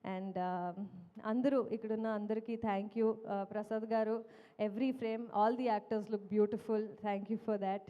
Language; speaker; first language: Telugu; non-native, fluent; Kannada